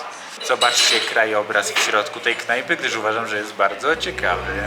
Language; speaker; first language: Polish; native; Polish